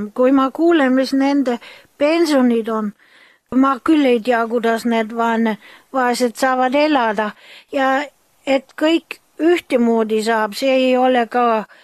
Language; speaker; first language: Estonian; early bilingual, heritage; German